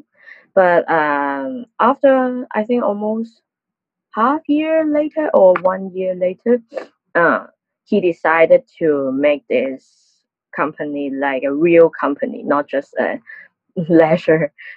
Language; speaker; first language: English; non-native, local second language; Cantonese